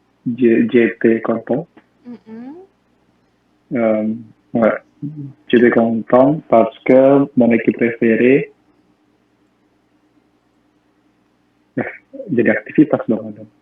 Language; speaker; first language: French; non-native, learner; Indonesian